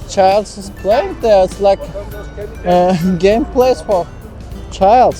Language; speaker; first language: English; non-native, learner; Turkish